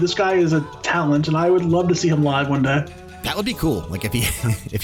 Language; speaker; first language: English; native; English